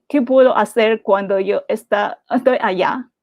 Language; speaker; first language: Spanish; non-native, fluent; Chinese